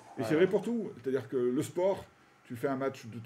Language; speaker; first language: French; native; French